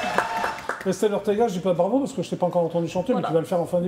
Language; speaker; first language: French; native; French